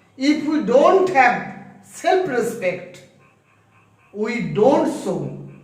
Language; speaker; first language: English; non-native, local second language; Bangla